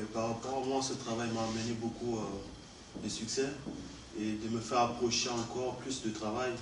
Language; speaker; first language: French; non-native, fluent; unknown